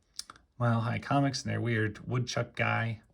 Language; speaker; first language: English; native; English